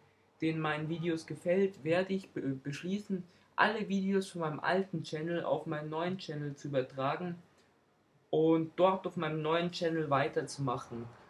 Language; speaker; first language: German; native; German